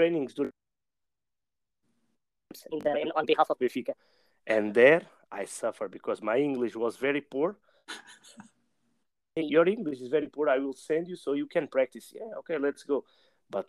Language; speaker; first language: English; non-native, learner; Portuguese